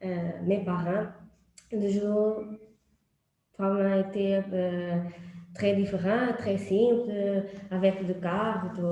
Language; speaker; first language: French; non-native, learner; Portuguese